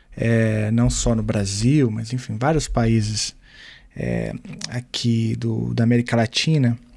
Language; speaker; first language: Portuguese; native; Portuguese